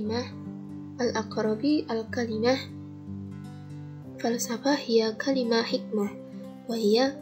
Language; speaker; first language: Arabic; non-native, learner; Indonesian